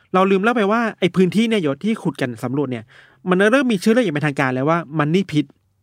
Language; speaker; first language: Thai; native; Thai